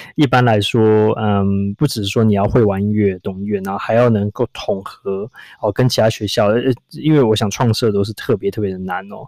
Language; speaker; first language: Chinese; native; Chinese